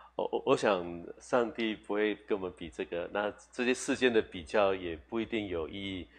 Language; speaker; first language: Chinese; native; Chinese